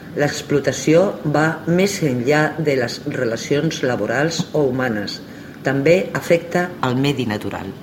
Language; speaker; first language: Catalan; native; Catalan